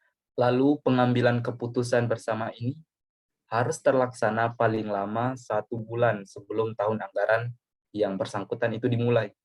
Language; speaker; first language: Indonesian; native; Indonesian